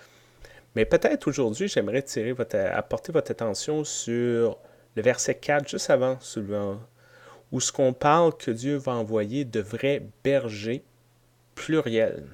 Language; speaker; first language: French; native; French